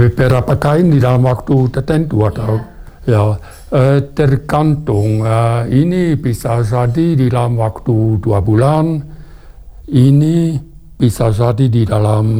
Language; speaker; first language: Indonesian; non-native, fluent; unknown